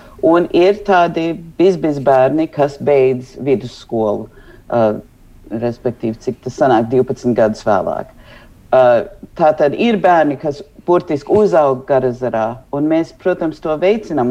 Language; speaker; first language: Latvian; early bilingual, heritage; Latvian